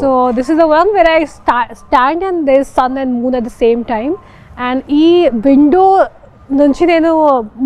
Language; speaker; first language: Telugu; non-native, fluent; Hindi